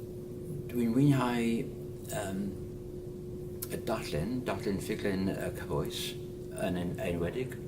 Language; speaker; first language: Welsh; non-native, learner; English